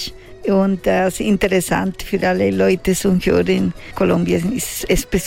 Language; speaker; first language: German; non-native, learner; Spanish